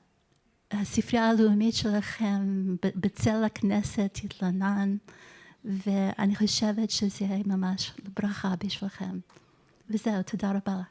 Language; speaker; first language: Hebrew; non-native, fluent; English